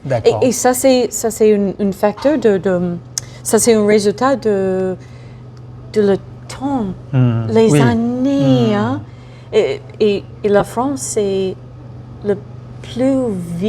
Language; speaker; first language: French; non-native, fluent; English